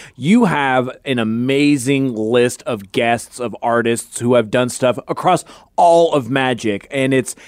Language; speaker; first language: English; native; English